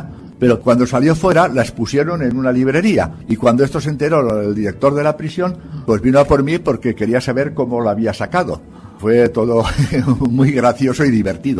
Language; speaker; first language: Spanish; native; Spanish